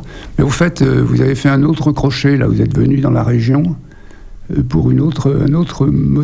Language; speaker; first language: French; native; French